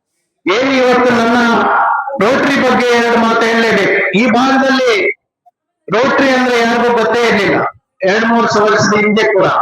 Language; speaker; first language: Kannada; native; Kannada